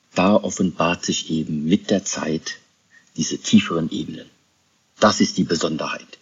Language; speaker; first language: German; native; German